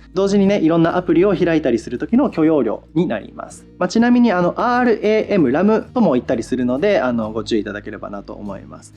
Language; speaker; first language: Japanese; native; Japanese